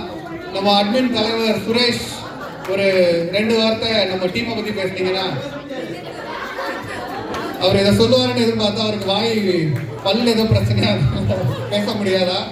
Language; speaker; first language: Tamil; native; Tamil